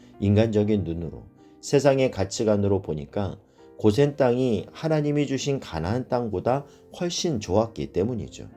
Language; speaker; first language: Korean; native; Korean